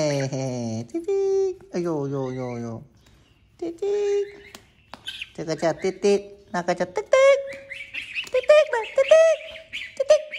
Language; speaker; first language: Cantonese; native; Cantonese